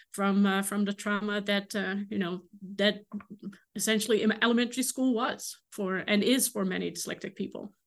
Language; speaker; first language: English; non-native, fluent; Dutch